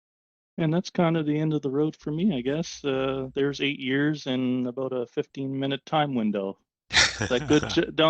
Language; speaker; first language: English; native; English